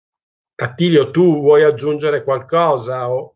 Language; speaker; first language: Italian; native; Italian